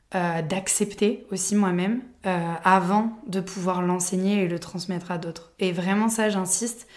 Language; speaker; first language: French; native; French